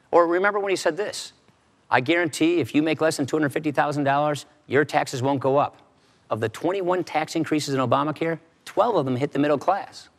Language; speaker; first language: English; native; English